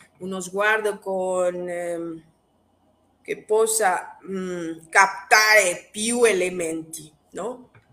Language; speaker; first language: Italian; non-native, fluent; Spanish